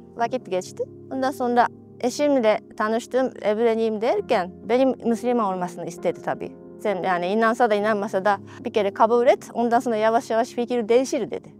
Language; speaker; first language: Turkish; non-native, fluent; Japanese